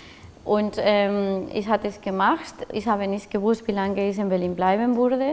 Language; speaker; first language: German; non-native, fluent; Spanish